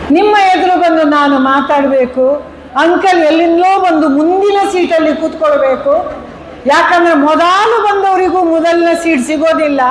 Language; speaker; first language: Kannada; non-native, local second language; Konkani